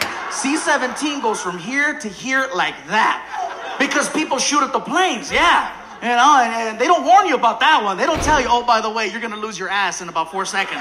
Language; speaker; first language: English; early bilingual, other home language; Spanish